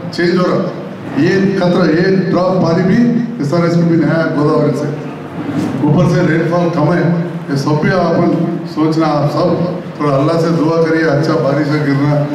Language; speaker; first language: Urdu; non-native, local second language; Telugu